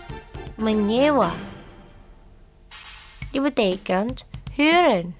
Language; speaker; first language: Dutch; non-native, learner; Indonesian